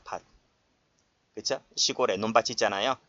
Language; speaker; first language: Korean; native; Korean